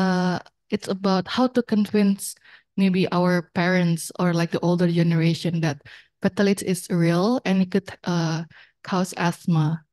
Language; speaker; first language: English; non-native, fluent; Indonesian